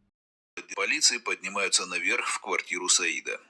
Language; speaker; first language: Russian; native; Russian